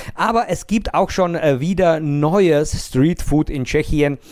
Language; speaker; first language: German; non-native, fluent; Czech